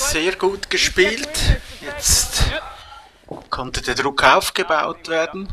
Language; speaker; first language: German; native; German